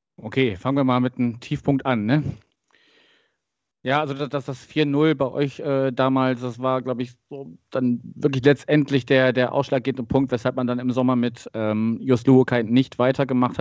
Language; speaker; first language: German; native; German